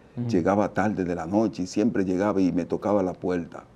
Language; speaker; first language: Spanish; native; Spanish